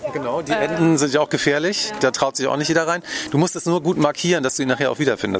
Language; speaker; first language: German; native; German